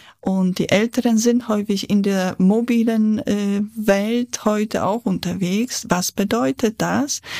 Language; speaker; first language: German; non-native, fluent; Polish